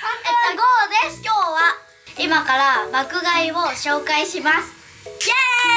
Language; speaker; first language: Japanese; native; Japanese